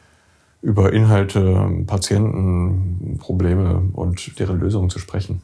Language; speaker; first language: German; native; German